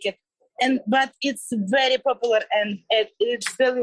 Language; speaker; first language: English; non-native, learner; Ukrainian